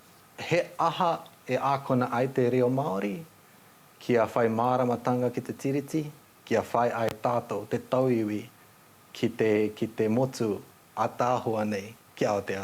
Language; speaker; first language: Māori; non-native, fluent; Nepali